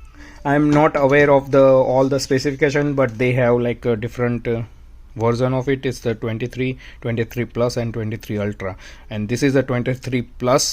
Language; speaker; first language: English; non-native, fluent; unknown